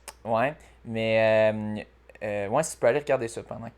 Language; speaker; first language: French; native; French